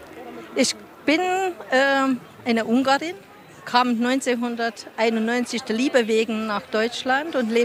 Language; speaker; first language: German; non-native, fluent; Hungarian